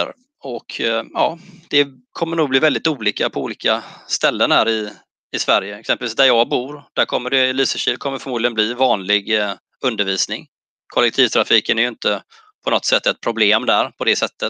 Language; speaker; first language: Swedish; native; Swedish